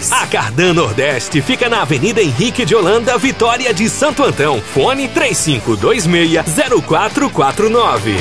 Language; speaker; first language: Portuguese; native; Portuguese